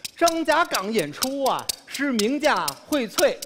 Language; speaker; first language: Chinese; non-native, fluent; Ukrainian